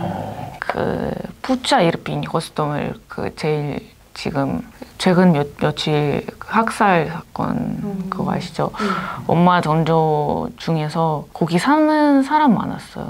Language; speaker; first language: Korean; non-native, fluent; Ukrainian